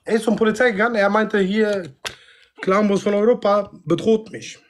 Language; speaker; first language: German; non-native, fluent; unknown